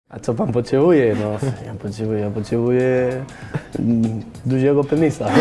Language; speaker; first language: Polish; non-native, fluent; Spanish